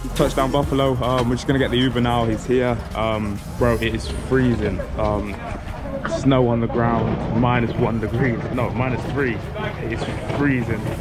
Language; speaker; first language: English; native; English